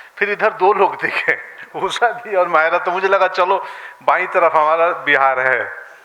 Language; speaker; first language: Hindi; native; Hindi